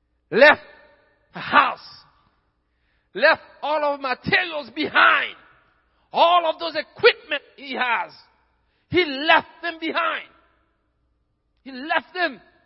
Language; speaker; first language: English; non-native, fluent; Haitian Creole